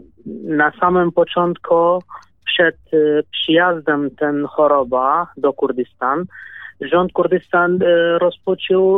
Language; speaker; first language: Polish; non-native, learner; Kurdish